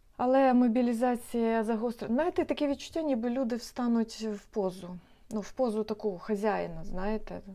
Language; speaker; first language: Ukrainian; non-native, local second language; Russian